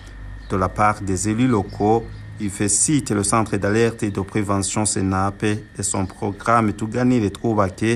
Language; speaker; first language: French; non-native, local second language; Rundi